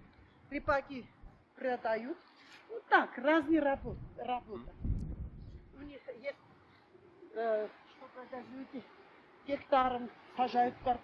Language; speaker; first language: Russian; non-native, local second language; Armenian